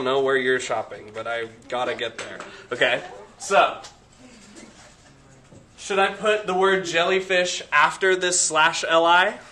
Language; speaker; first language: English; native; English